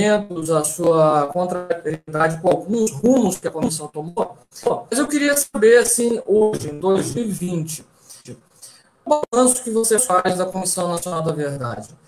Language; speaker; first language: Portuguese; native; Portuguese